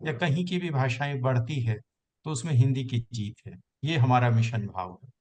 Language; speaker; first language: Hindi; native; Hindi